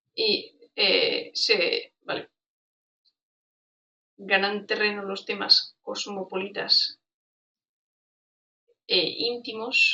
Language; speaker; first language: Spanish; native; Spanish